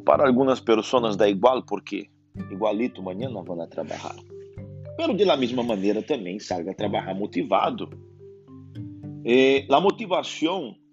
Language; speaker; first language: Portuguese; non-native, learner; Spanish